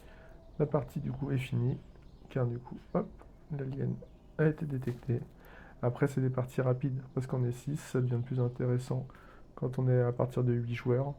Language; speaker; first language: French; native; French